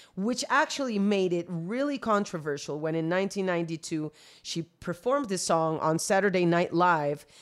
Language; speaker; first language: English; non-native, fluent; Spanish